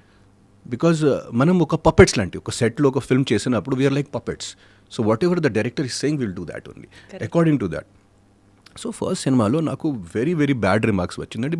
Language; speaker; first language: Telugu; non-native, fluent; Hindi